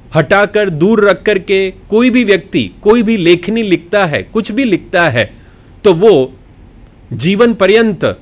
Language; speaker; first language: Hindi; non-native, local second language; Gujarati